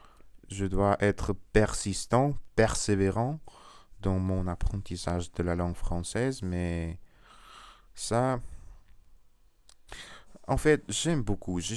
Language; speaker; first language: French; non-native, learner; Russian